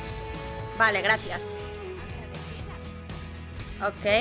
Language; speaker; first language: Spanish; native; Spanish